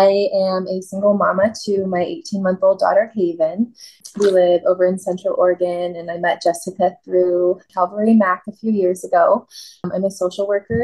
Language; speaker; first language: English; native; English